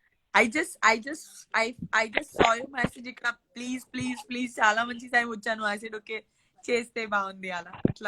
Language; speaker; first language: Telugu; non-native, learner; Gujarati